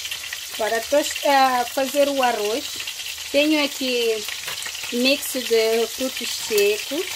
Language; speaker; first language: Portuguese; non-native, local second language; Upper Guinea Crioulo